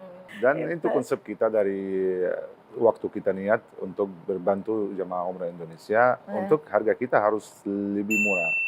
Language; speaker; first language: Indonesian; non-native, learner; Arabic